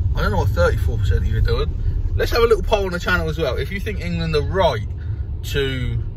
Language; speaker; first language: English; native; English